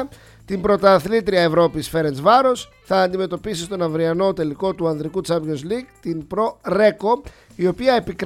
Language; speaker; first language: Greek; native; Greek